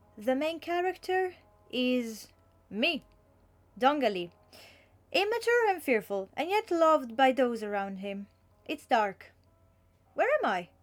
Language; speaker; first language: English; non-native, fluent; Italian